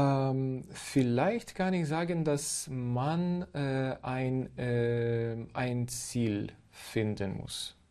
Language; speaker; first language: German; non-native, fluent; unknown